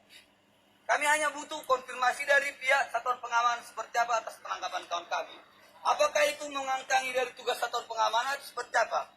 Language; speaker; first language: Indonesian; native; Indonesian